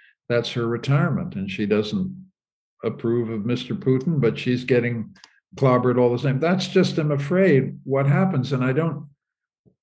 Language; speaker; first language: English; native; English